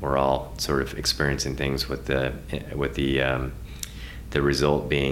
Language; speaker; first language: English; native; English